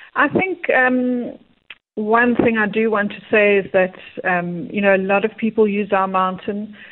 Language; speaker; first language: English; native; English